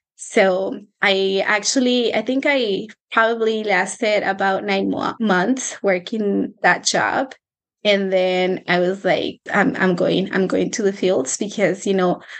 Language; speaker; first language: English; non-native, fluent; Spanish